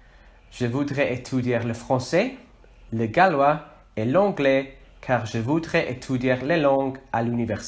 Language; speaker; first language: French; non-native, learner; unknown